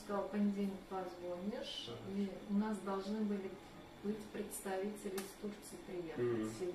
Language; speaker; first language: Russian; native; Russian